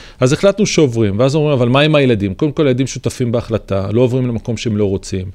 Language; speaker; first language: Hebrew; native; Hebrew